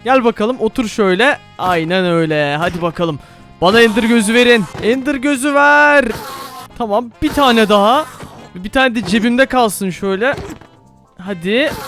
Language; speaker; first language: Turkish; native; Turkish